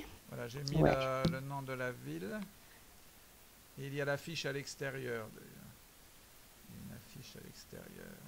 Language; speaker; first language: French; native; French